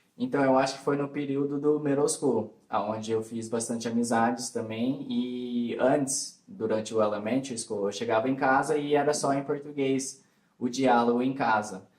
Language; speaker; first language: Portuguese; early bilingual, heritage; Portuguese